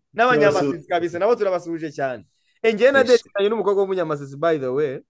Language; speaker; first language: Kinyarwanda; native; Kinyarwanda